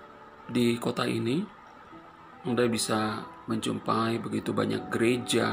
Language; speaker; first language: Indonesian; non-native, fluent; Persian